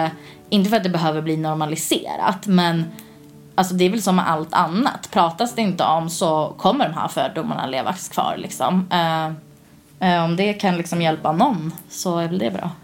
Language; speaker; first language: Swedish; native; Swedish